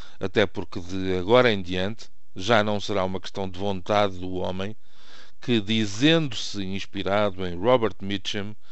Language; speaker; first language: Portuguese; native; Portuguese